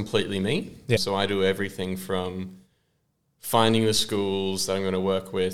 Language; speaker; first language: English; native; English